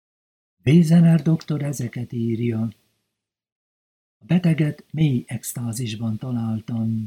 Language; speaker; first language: Hungarian; native; Hungarian